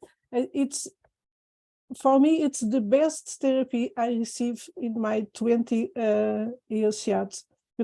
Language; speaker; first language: English; non-native, fluent; Portuguese